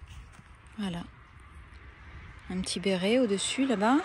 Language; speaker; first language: French; native; French